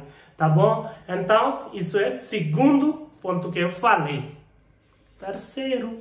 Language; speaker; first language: Portuguese; non-native, learner; Hindi